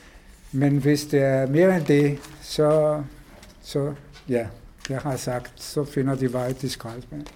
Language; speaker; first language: Danish; non-native, fluent; Hebrew